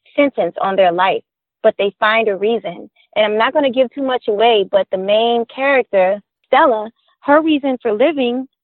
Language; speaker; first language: English; native; English